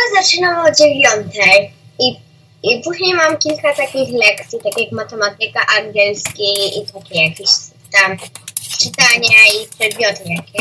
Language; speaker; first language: Polish; early bilingual, heritage; Polish